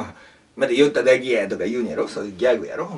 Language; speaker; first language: Japanese; native; Japanese